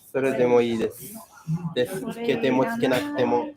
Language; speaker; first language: Japanese; non-native, learner; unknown